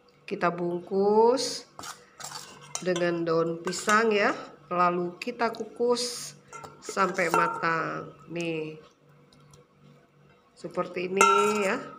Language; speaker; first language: Indonesian; non-native, local second language; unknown